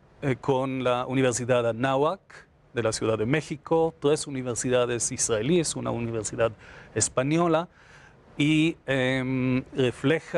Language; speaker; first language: Spanish; non-native, fluent; Hebrew